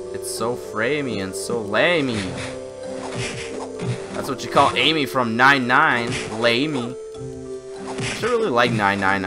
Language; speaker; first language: English; native; English